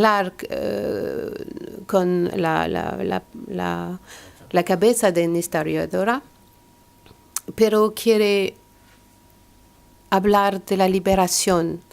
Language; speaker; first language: Spanish; non-native, learner; French